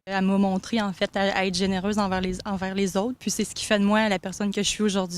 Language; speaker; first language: French; native; French